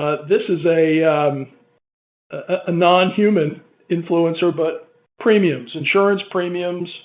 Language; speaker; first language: English; native; English